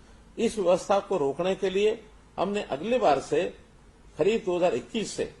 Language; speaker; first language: Hindi; native; Hindi